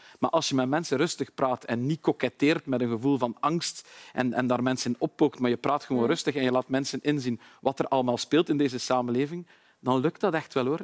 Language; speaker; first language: Dutch; native; Dutch